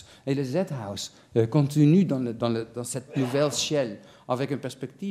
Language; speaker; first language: French; non-native, fluent; Dutch